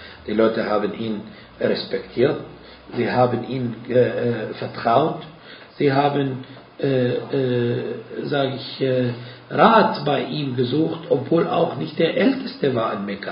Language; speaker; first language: German; non-native, fluent; Arabic